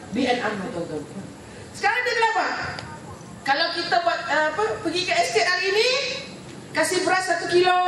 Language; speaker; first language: Malay; native; Malay